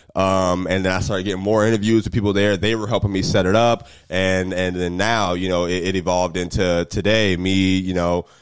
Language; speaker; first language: English; native; English